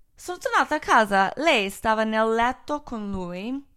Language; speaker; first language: Italian; non-native, fluent; Croatian